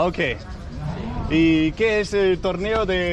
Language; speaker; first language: Spanish; non-native, learner; English